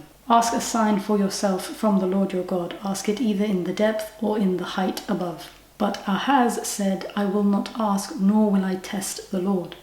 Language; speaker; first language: English; native; English